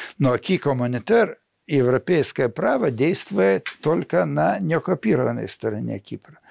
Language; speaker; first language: Russian; non-native, local second language; Lithuanian